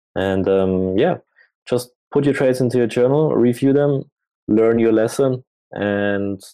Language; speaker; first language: English; non-native, fluent; German